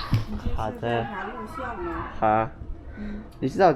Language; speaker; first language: Chinese; non-native, learner; English